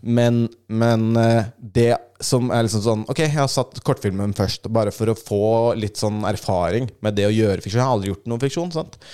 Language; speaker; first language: Norwegian; native; Norwegian